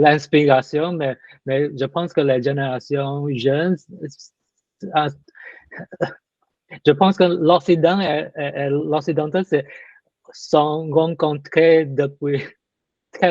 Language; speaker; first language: French; non-native, learner; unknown